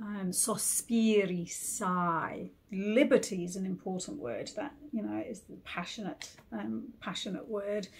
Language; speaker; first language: English; native; English